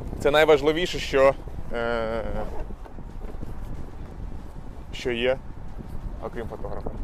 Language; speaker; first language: Ukrainian; non-native, local second language; Russian